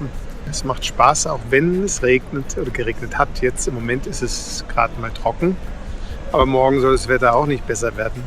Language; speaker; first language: German; native; German